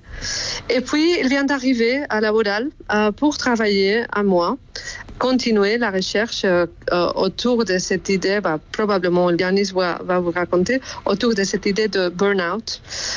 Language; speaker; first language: French; non-native, fluent; Spanish